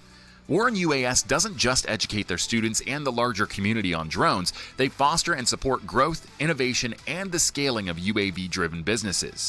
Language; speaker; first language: English; native; English